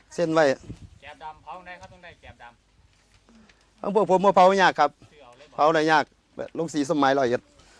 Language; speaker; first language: Thai; native; Thai